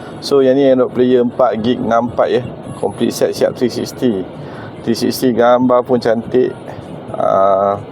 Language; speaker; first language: Malay; native; Malay